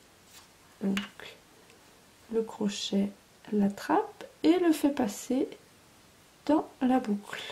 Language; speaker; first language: French; native; French